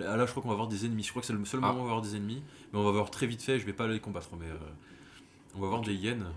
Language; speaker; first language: French; native; French